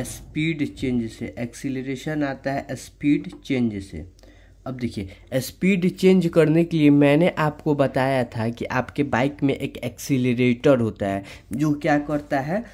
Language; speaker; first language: Hindi; native; Hindi